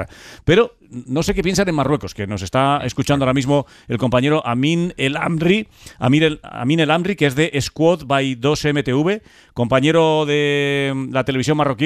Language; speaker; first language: Spanish; native; Spanish